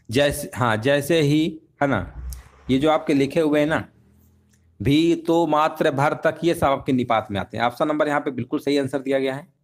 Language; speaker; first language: Hindi; native; Hindi